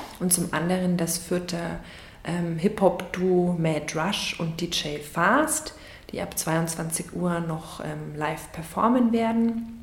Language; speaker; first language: German; native; German